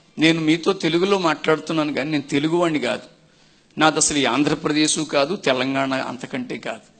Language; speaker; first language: Telugu; non-native, fluent; Tamil